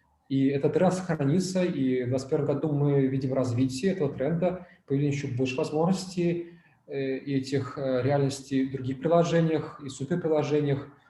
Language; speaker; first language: Russian; native; Russian